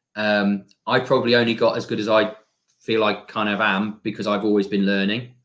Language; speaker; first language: English; native; English